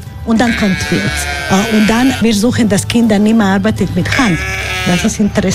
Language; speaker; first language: German; non-native, learner; Croatian